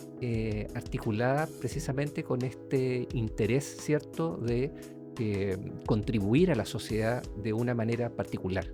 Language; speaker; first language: Spanish; native; Spanish